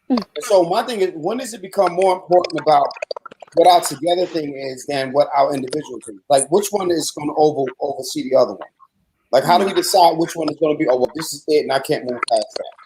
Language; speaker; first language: English; native; English